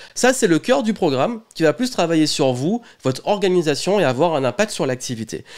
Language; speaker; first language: French; native; French